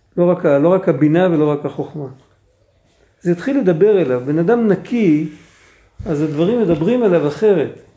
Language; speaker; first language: Hebrew; non-native, fluent; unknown